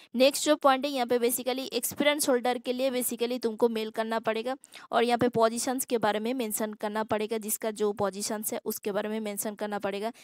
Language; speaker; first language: Hindi; non-native, local second language; Assamese